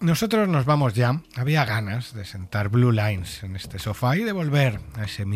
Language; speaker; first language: Spanish; native; Spanish